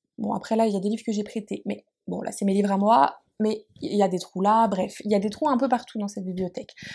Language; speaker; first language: French; native; French